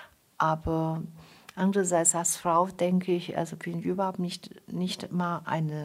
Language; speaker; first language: German; non-native, fluent; Chinese